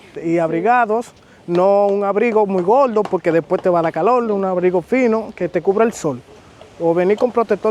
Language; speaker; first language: Spanish; native; Spanish